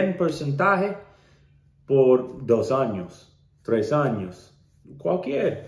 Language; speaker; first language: Spanish; non-native, learner; English